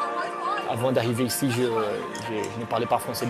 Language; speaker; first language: French; non-native, learner; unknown